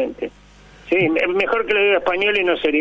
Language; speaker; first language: Spanish; native; Spanish